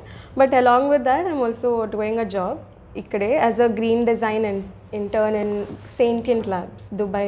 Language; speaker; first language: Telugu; early bilingual, heritage; Telugu